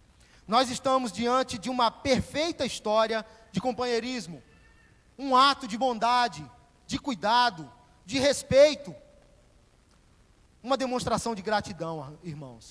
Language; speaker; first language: Portuguese; native; Portuguese